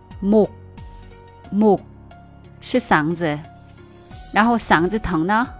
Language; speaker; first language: Chinese; non-native, fluent; Korean